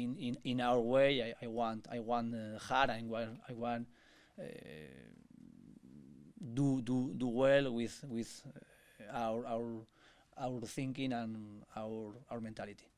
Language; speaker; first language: English; non-native, learner; Spanish